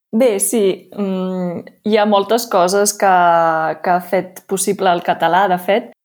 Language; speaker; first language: Catalan; non-native, fluent; German